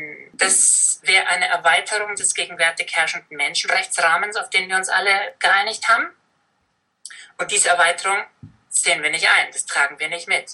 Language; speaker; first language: German; native; German